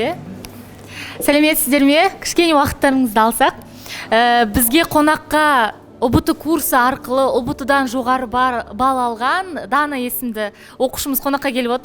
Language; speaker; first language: Kazakh; native; Kazakh